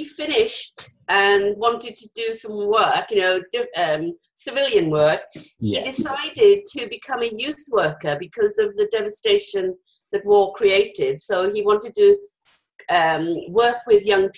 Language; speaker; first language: English; native; English